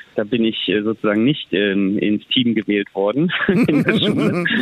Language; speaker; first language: German; native; German